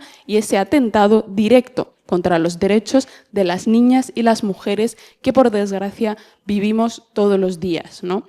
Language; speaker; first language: Spanish; native; Spanish